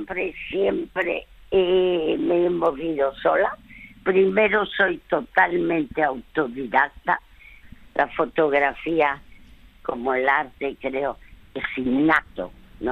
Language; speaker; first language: Spanish; early bilingual, other home language; French